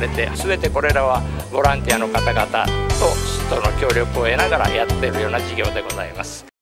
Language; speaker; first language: Japanese; native; Japanese